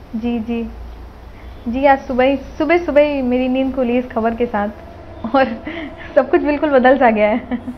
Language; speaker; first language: Hindi; native; Hindi